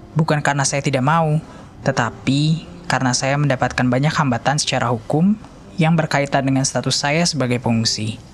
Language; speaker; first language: Indonesian; non-native, fluent; Persian